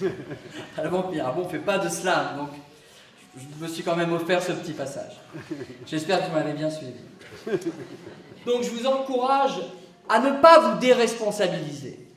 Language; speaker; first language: French; native; French